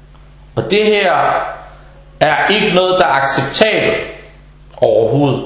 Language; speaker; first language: Danish; non-native, fluent; Arabic